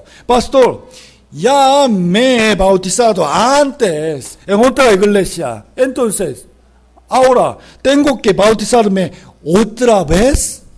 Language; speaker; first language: Spanish; non-native, fluent; Korean